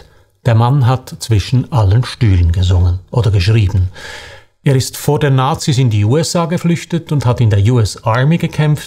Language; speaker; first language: German; native; German